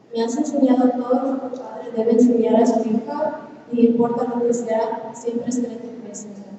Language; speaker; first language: Spanish; early bilingual, heritage; Spanish